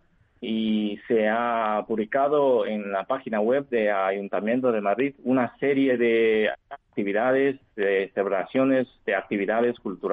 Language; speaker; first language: Spanish; non-native, fluent; Chinese